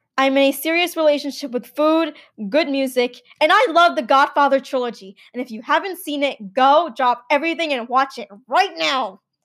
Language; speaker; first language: English; early bilingual, other home language; Gujarati